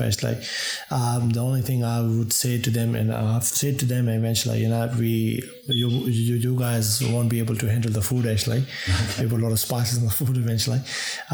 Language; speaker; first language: English; non-native, local second language; Urdu